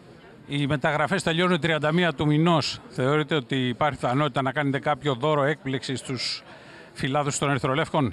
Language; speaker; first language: Greek; native; Greek